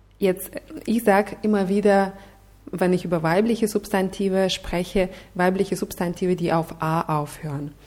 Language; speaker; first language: German; non-native, fluent; Russian